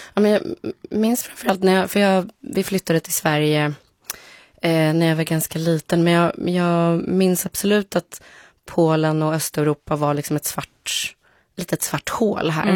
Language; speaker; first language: Swedish; early bilingual, other home language; Polish